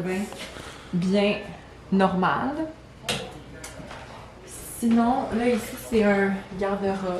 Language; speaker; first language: French; native; French